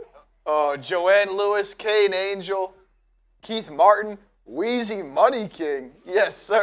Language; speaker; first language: English; native; English